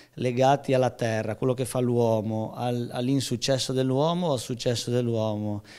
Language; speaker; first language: Italian; native; Italian